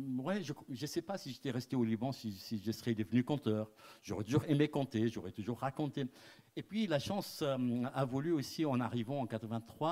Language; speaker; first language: French; non-native, local second language; Arabic